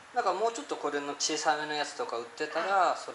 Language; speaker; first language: Japanese; native; Japanese